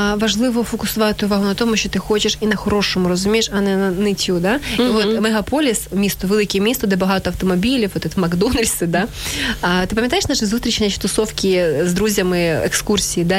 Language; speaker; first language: Ukrainian; native; Ukrainian